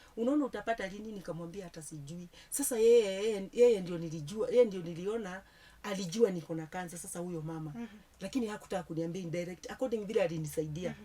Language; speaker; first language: Swahili; non-native, local second language; Kikuyu